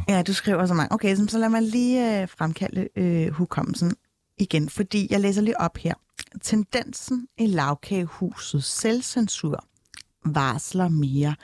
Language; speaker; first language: Danish; early bilingual, other home language; Turkish